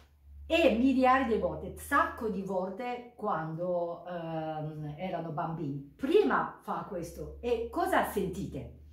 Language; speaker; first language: Italian; non-native, learner; Japanese